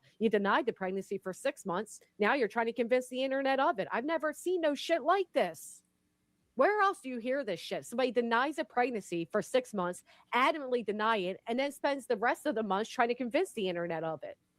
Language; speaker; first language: English; native; English